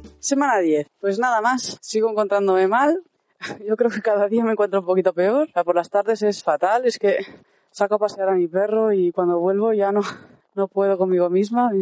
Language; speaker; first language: Spanish; native; Spanish